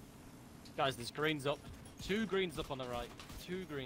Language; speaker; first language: English; native; English